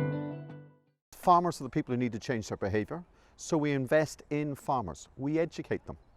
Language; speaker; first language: English; native; English